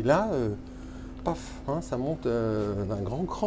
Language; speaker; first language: French; native; French